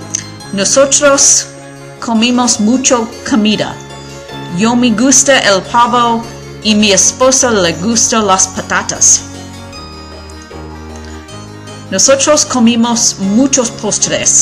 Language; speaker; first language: Spanish; non-native, learner; English